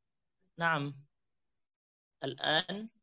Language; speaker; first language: Arabic; non-native, fluent; Indonesian